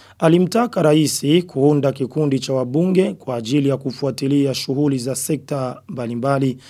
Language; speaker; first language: Swahili; non-native, local second language; Rundi